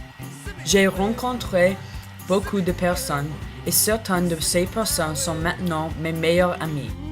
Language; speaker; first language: French; non-native, learner; English